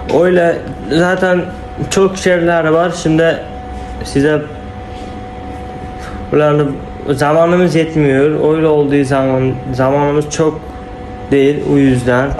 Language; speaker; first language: Turkish; non-native, learner; Uzbek